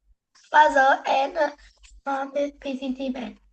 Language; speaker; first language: English; non-native, learner; Vietnamese